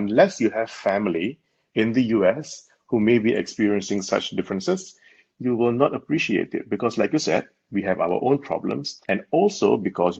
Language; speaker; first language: English; non-native, local second language; Tamil